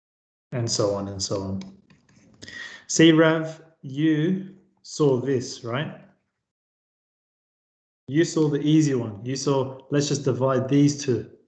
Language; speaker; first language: English; native; English